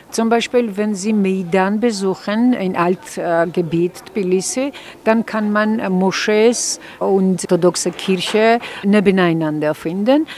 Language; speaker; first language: German; non-native, fluent; Georgian